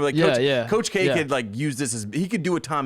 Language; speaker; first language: English; native; English